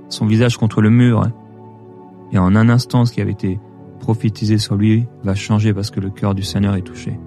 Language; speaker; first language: French; native; French